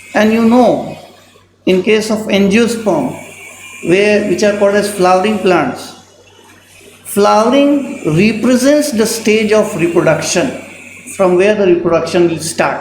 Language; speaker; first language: English; non-native, local second language; Hindi